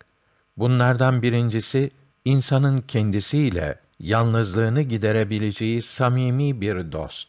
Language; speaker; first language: Turkish; native; Turkish